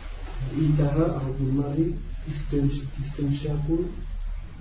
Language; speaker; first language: Arabic; non-native, learner; French